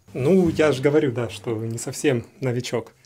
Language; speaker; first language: Russian; native; Russian